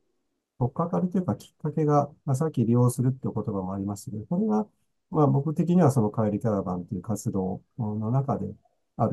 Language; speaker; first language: Japanese; native; Japanese